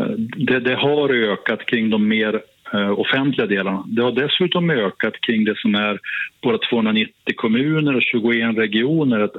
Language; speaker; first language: Swedish; native; Swedish